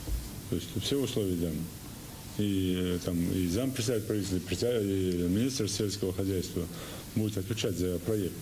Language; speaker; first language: Russian; native; Russian